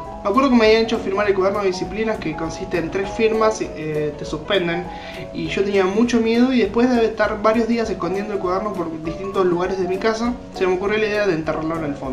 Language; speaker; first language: Spanish; native; Spanish